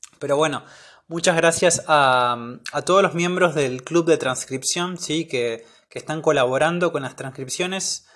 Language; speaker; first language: Spanish; native; Spanish